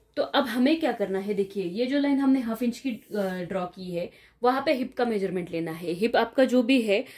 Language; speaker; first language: Hindi; non-native, local second language; Marathi